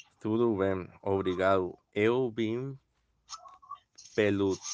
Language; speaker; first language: Portuguese; non-native, learner; Spanish